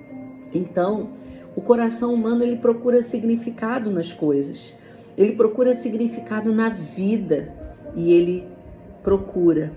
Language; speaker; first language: Portuguese; native; Portuguese